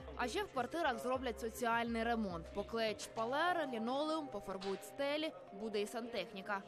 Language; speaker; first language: Ukrainian; native; Ukrainian